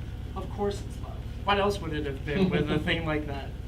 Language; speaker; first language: English; native; English